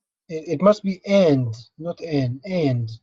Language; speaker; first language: English; non-native, fluent; Arabic